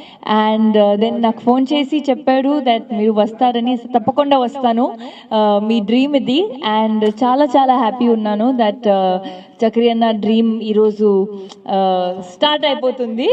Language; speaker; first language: Telugu; non-native, fluent; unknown